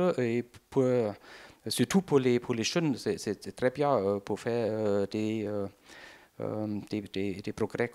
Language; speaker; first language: French; non-native, fluent; German